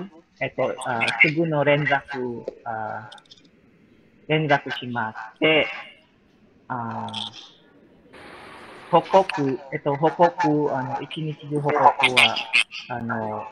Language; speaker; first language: Japanese; non-native, learner; Filipino